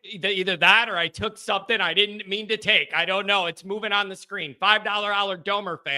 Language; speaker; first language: English; native; English